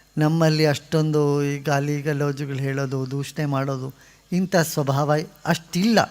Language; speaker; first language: Kannada; non-native, local second language; Tamil